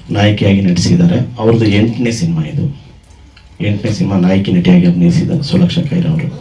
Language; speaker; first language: Kannada; native; Kannada